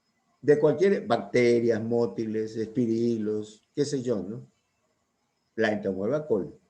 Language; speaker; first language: Spanish; native; Spanish